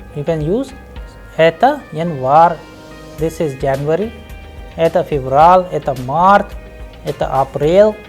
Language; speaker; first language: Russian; non-native, fluent; Hindi